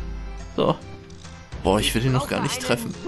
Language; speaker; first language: German; native; German